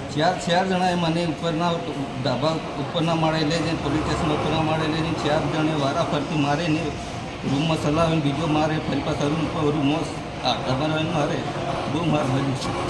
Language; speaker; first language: Gujarati; non-native, local second language; Bhili